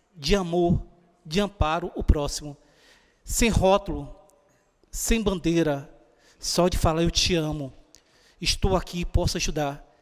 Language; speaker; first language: Portuguese; native; Portuguese